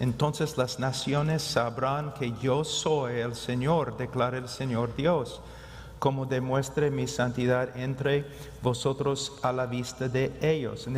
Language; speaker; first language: Spanish; non-native, fluent; English